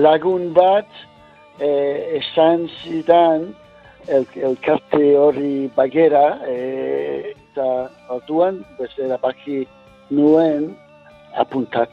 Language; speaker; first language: Basque; non-native, learner; English